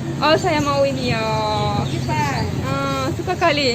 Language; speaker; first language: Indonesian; non-native, learner; Turkish